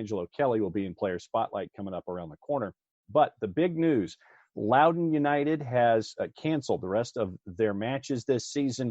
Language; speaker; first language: English; native; English